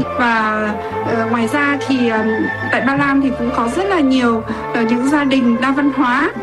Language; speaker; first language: Vietnamese; native; Vietnamese